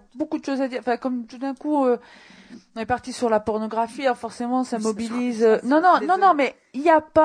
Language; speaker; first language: French; native; French